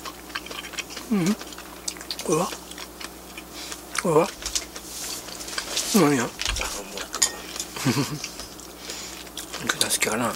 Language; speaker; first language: Japanese; native; Japanese